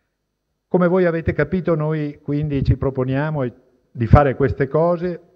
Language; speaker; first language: Italian; native; Italian